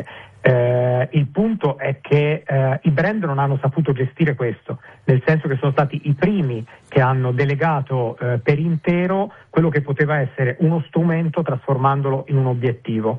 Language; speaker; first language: Italian; native; Italian